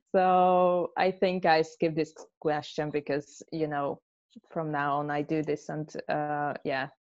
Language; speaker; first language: English; non-native, fluent; Hungarian